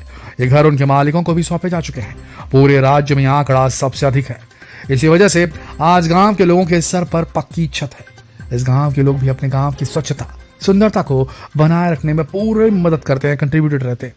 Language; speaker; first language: Hindi; native; Hindi